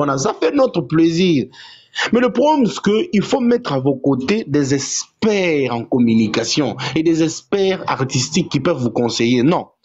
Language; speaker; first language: French; non-native, local second language; Lingala